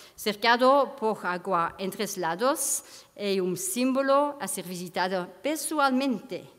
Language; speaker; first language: Portuguese; non-native, learner; Dutch